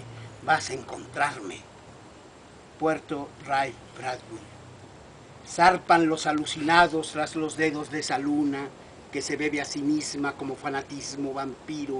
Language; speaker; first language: Spanish; native; Spanish